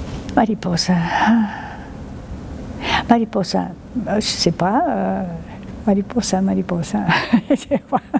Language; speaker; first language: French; non-native, fluent; Spanish